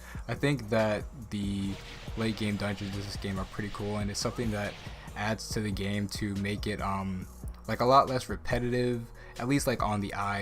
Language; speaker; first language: English; native; English